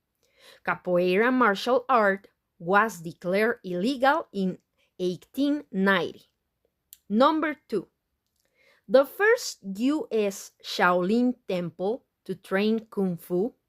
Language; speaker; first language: English; non-native, fluent; Spanish